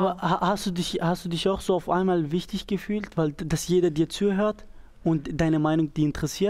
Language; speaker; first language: German; early bilingual, other home language; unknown